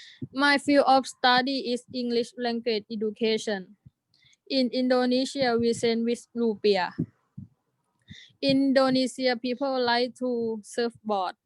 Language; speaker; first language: English; non-native, learner; Thai